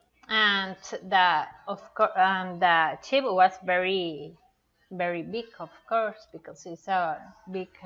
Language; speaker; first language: English; non-native, learner; Spanish